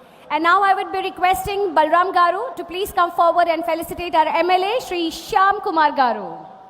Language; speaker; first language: English; non-native, local second language; Telugu